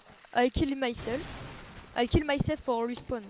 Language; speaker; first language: English; non-native, learner; French